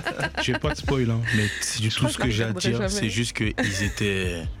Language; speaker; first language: French; native; French